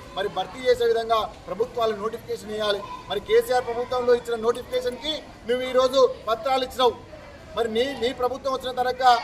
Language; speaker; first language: Telugu; native; Telugu